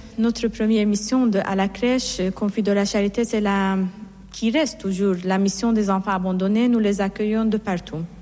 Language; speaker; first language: French; non-native, fluent; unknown